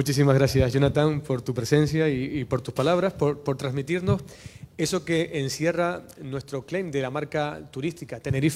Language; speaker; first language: Spanish; native; Spanish